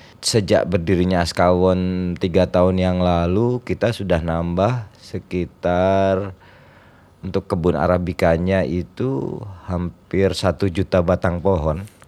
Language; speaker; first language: Indonesian; non-native, local second language; Javanese